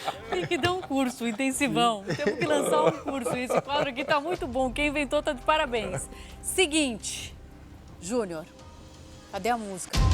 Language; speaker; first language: Portuguese; native; Portuguese